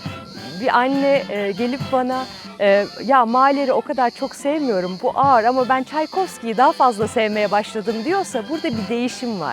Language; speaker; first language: Turkish; native; Turkish